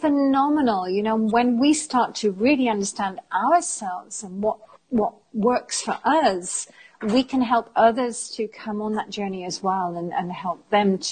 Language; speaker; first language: English; native; English